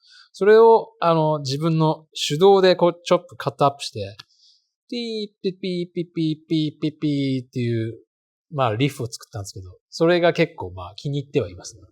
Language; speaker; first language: Japanese; native; Japanese